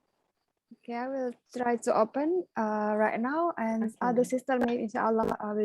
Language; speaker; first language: English; non-native, learner; Indonesian